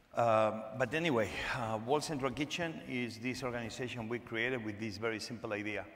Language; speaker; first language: English; non-native, fluent; Spanish